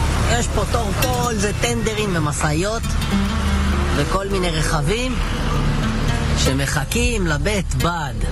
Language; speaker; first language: Hebrew; non-native, local second language; Arabic